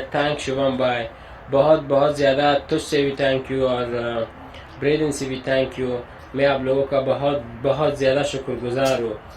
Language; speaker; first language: Hindi; non-native, learner; Persian